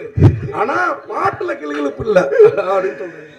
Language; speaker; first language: Tamil; native; Tamil